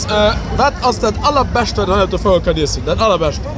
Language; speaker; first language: German; native; German